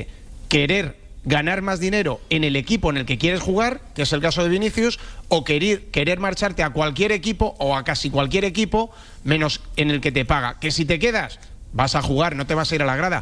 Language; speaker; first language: Spanish; native; Spanish